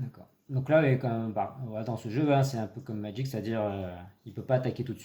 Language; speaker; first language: French; native; French